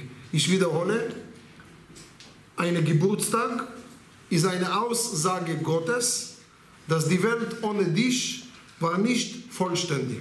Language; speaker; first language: German; non-native, learner; Hebrew